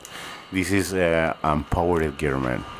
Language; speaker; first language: English; non-native, learner; Spanish